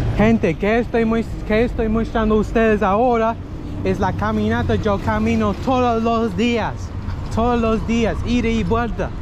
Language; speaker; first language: Spanish; non-native, learner; English